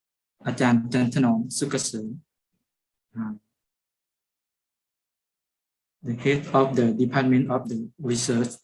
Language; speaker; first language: English; non-native, fluent; Lao